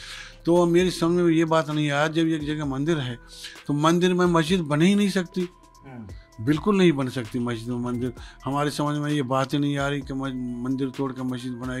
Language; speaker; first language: Hindi; native; Hindi